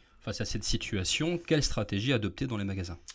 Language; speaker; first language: French; native; French